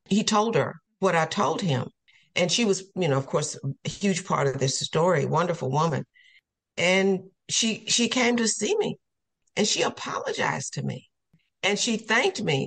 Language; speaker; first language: English; native; English